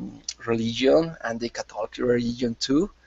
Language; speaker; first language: English; non-native, learner; Spanish